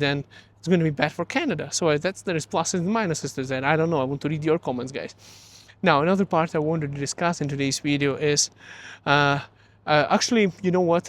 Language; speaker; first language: English; early bilingual, other home language; Russian